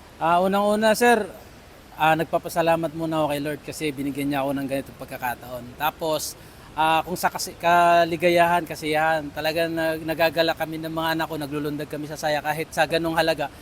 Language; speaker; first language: Filipino; native; Filipino